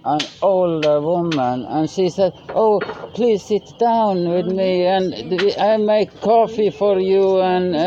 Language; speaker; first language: English; non-native, learner; Norwegian